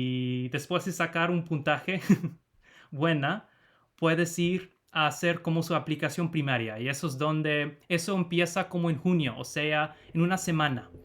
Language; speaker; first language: Spanish; non-native, fluent; English